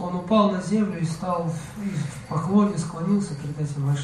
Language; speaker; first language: Russian; native; Russian